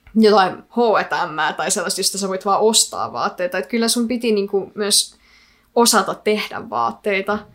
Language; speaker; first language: Finnish; early bilingual, other home language; Icelandic